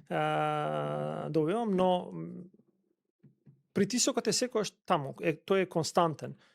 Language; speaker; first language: Macedonian; non-native, local second language; Albanian